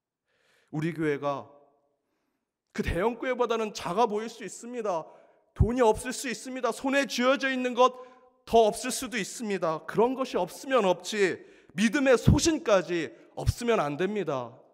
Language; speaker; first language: Korean; native; Korean